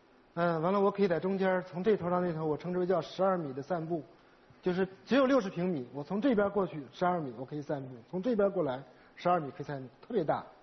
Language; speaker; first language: Chinese; native; Chinese